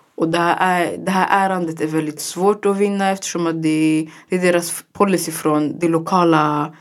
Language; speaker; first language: Swedish; early bilingual, other home language; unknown